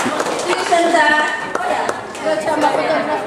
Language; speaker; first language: Norwegian; non-native, learner; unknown